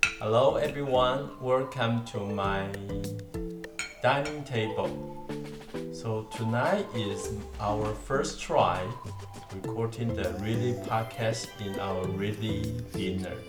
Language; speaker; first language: English; non-native, learner; Chinese